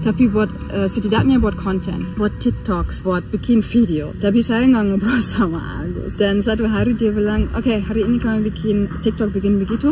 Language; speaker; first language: Indonesian; non-native, fluent; German